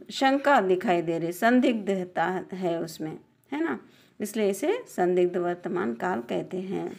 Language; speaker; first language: Hindi; non-native, local second language; Telugu